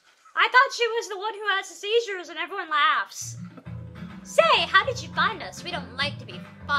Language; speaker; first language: English; native; English